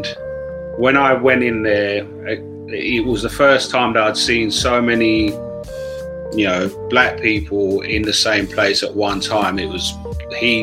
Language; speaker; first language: English; native; English